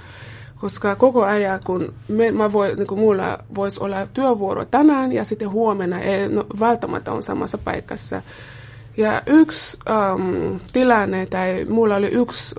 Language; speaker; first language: Finnish; non-native, fluent; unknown